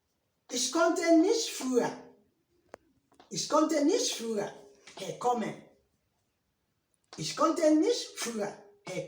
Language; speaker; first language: German; non-native, learner; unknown